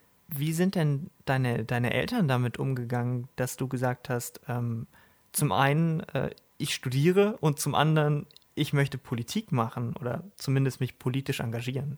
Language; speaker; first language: German; native; German